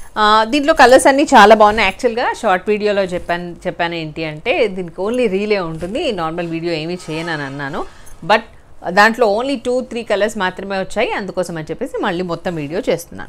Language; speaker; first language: Telugu; native; Telugu